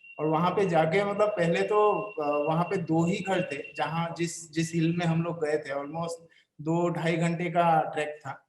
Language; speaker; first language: Hindi; non-native, local second language; Assamese